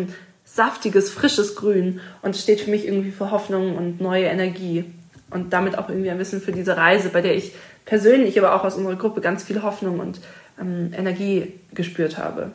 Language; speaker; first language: German; native; German